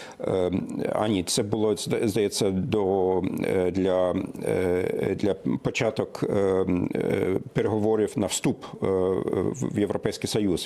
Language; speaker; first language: Ukrainian; non-native, fluent; German